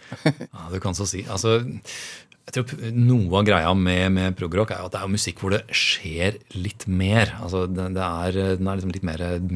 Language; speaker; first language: Norwegian; native; Norwegian